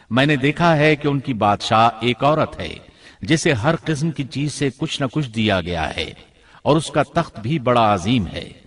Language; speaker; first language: Urdu; native; Urdu